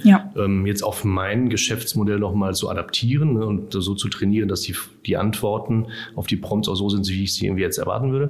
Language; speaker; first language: German; native; German